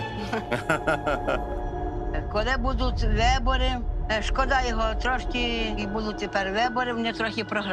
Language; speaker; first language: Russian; non-native, local second language; Ukrainian